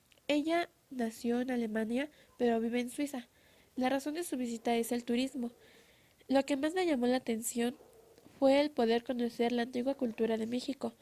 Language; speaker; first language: Spanish; native; Spanish